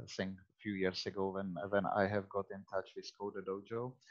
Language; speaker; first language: English; non-native, fluent; Czech